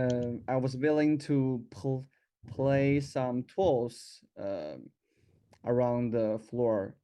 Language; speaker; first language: English; non-native, learner; Chinese